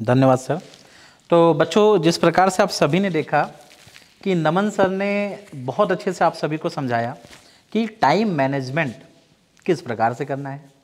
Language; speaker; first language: Hindi; native; Hindi